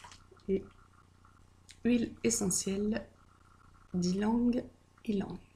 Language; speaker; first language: French; native; French